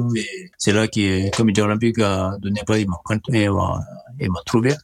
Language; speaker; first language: French; non-native, learner; Nepali